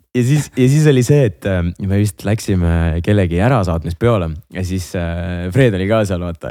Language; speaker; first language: Estonian; non-native, local second language; Russian